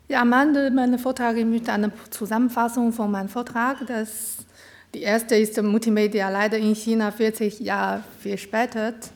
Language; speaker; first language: German; non-native, learner; Chinese